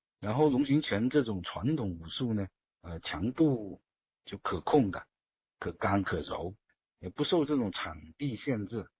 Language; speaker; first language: Chinese; native; Chinese